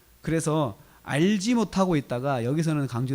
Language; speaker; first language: Korean; native; Korean